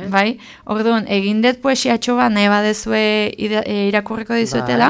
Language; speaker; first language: Basque; native; Basque